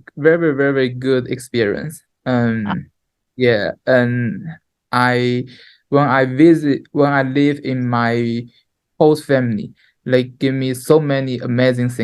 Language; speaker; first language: English; non-native, learner; Chinese